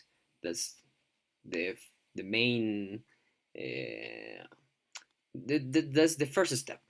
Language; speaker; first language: English; non-native, fluent; Spanish